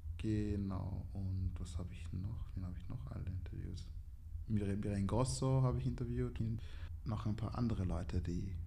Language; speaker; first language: German; early bilingual, other home language; Swahili